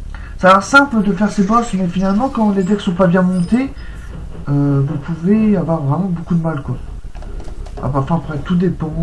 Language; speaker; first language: French; native; French